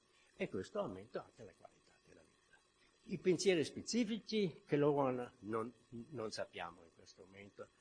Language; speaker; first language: Italian; non-native, fluent; German